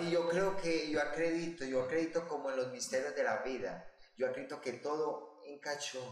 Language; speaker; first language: Portuguese; non-native, learner; Spanish